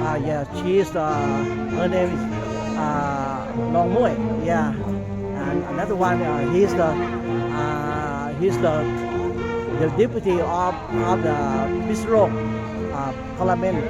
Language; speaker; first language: English; non-native, learner; Thai